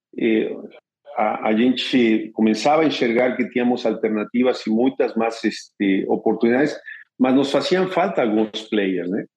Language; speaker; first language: Portuguese; non-native, fluent; Spanish